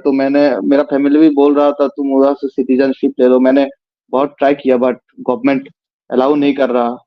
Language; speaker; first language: Hindi; non-native, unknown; Bangla